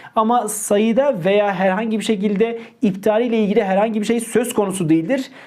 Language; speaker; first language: Turkish; native; Turkish